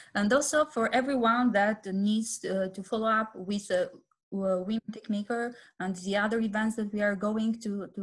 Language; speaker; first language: English; non-native, fluent; Albanian